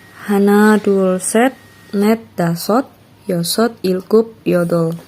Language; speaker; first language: Korean; non-native, fluent; Indonesian